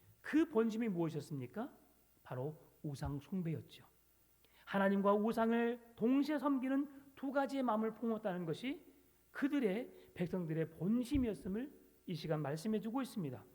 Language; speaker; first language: Korean; native; Korean